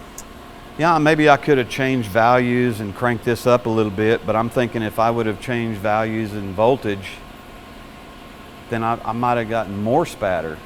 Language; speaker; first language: English; native; English